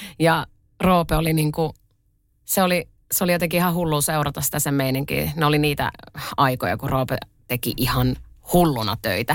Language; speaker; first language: Finnish; early bilingual, other home language; Russian